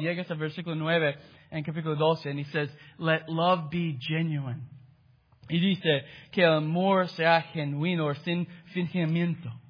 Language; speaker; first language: Spanish; non-native, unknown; English